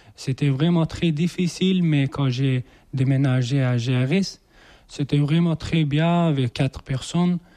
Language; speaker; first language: French; non-native, learner; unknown